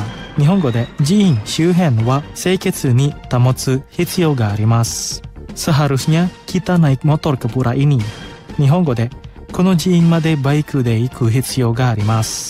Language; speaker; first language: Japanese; non-native, fluent; Indonesian